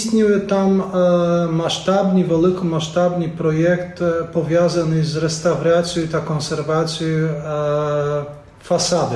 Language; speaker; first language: Ukrainian; non-native, fluent; Polish